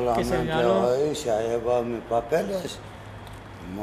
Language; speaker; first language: Spanish; non-native, learner; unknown